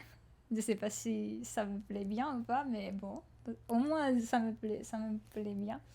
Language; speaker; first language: French; non-native, fluent; Japanese